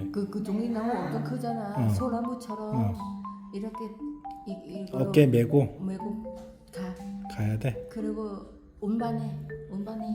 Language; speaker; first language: Korean; non-native, learner; Vietnamese